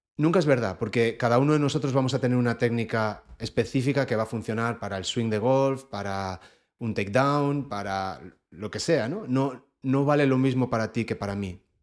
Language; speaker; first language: Spanish; native; Spanish